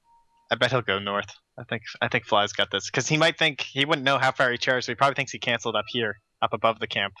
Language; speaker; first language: English; native; English